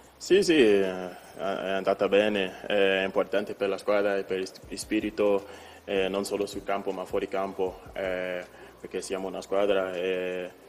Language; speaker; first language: Italian; non-native, learner; English